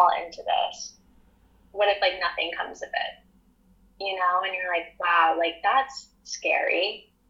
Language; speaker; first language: English; native; English